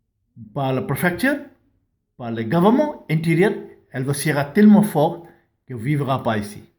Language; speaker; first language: French; non-native, learner; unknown